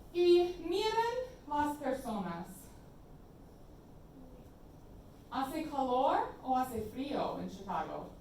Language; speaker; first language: Spanish; non-native, fluent; English